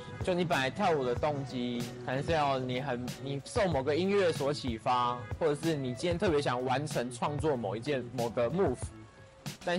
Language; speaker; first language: Chinese; native; Chinese